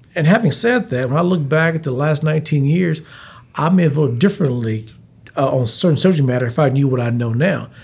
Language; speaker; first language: English; native; English